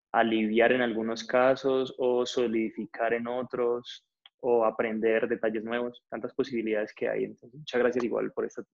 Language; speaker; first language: Spanish; native; Spanish